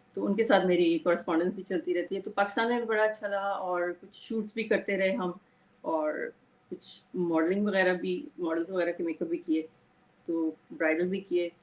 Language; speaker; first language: Urdu; native; Urdu